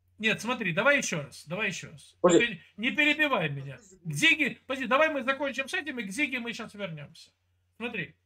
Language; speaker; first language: Russian; native; Russian